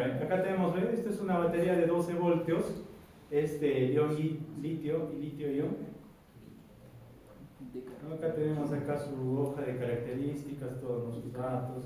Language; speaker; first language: Spanish; native; Spanish